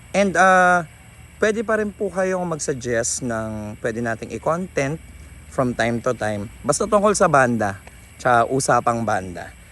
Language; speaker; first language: Filipino; native; Filipino